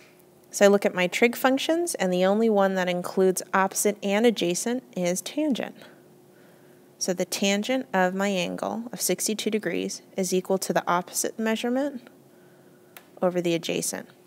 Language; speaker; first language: English; native; English